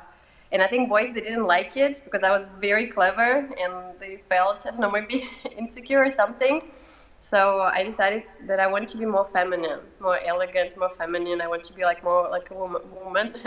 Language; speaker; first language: English; non-native, fluent; Russian